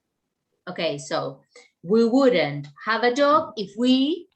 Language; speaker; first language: English; non-native, fluent; Spanish